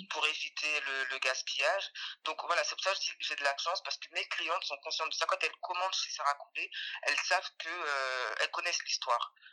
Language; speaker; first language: French; native; French